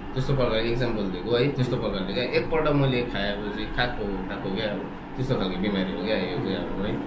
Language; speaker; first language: Nepali; native; Nepali